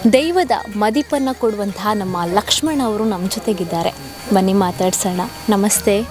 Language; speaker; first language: Kannada; native; Kannada